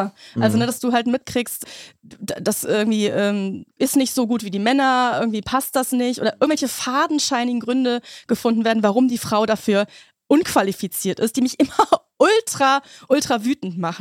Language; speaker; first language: German; native; German